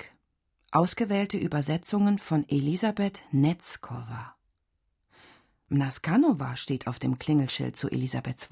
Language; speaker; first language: German; native; German